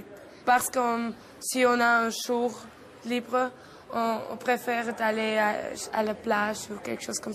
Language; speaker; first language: French; non-native, learner; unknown